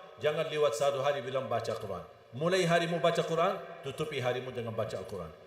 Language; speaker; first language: Malay; non-native, fluent; Arabic